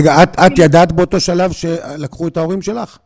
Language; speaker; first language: Hebrew; native; Hebrew